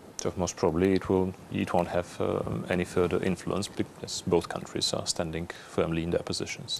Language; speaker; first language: English; non-native, fluent; Bulgarian